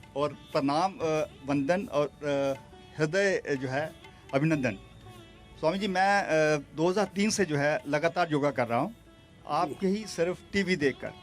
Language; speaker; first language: Hindi; native; Hindi